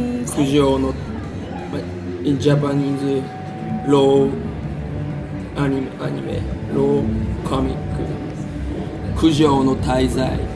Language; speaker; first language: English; non-native, learner; Japanese